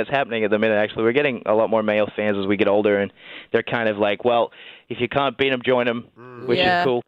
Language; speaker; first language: English; native; English